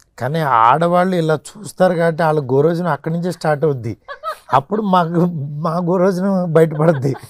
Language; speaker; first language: Telugu; native; Telugu